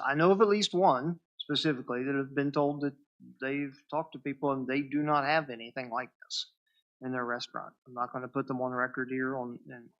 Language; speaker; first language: English; native; English